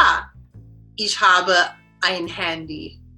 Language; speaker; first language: German; non-native, learner; English